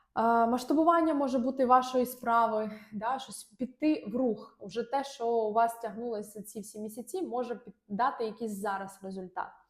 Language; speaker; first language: Ukrainian; native; Ukrainian